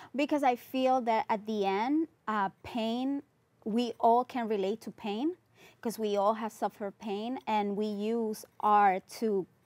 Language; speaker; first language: English; non-native, fluent; Spanish